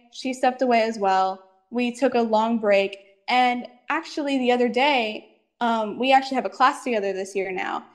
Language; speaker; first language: English; native; English